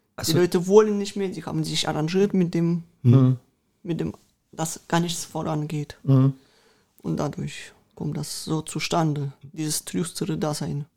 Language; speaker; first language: German; early bilingual, other home language; Russian